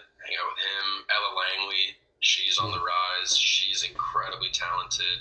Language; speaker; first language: English; native; English